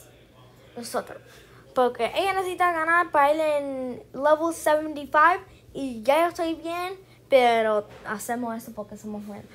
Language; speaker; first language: Spanish; early bilingual, heritage; Spanish